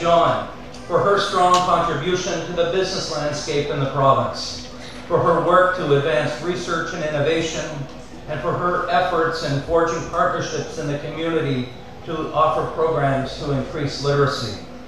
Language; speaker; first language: English; native; English